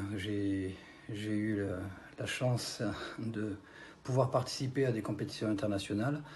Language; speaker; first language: French; early bilingual, other home language; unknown